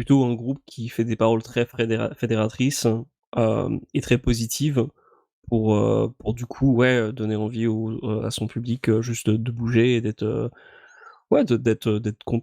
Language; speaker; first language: French; native; French